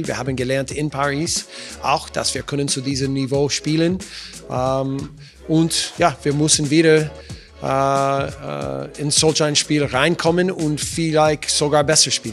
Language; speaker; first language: German; non-native, learner; English